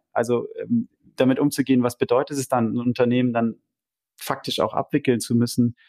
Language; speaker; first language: German; native; German